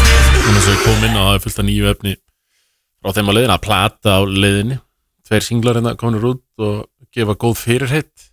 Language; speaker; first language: Icelandic; native; Icelandic